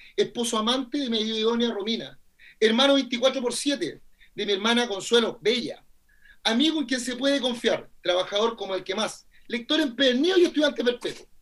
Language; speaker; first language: Spanish; native; Spanish